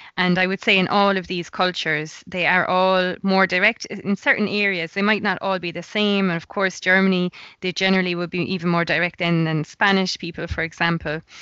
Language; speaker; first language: English; native; English